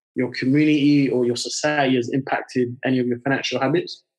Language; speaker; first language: English; early bilingual, other home language; French